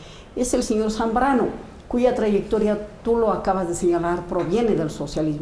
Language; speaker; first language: Spanish; native; Spanish